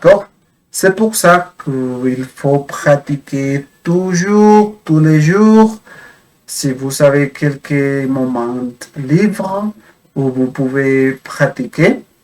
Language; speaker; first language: French; non-native, fluent; Spanish